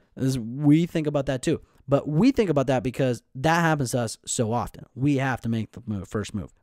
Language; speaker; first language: English; native; English